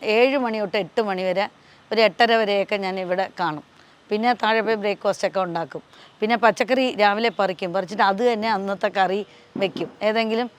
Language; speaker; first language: Malayalam; non-native, local second language; Tamil